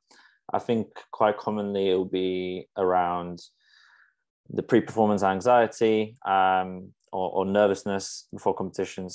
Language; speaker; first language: English; non-native, fluent; Polish